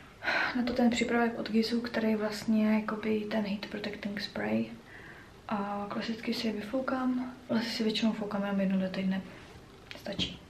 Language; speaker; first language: Czech; native; Czech